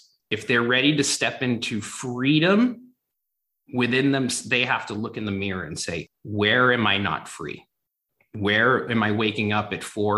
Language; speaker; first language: English; native; English